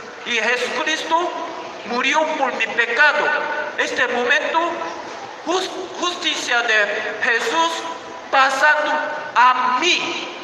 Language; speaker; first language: Spanish; non-native, learner; Korean